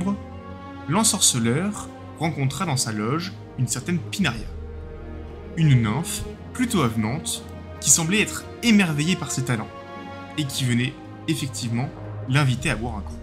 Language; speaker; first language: French; native; French